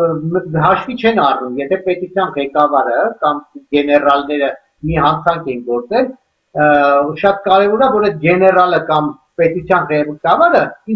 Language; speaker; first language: Armenian; native; Armenian